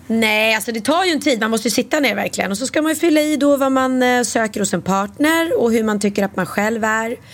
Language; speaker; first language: Swedish; native; Swedish